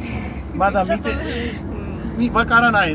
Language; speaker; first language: Japanese; non-native, fluent; Urdu